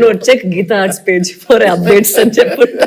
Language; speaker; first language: Telugu; non-native, fluent; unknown